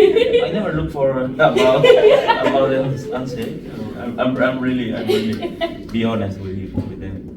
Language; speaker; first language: English; non-native, learner; Spanish